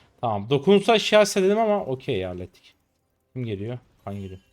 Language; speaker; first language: Turkish; native; Turkish